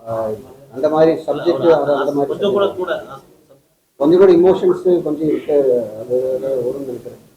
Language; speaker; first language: Tamil; non-native, learner; Malayalam